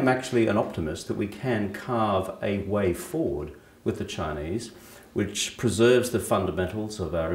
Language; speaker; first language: English; native; English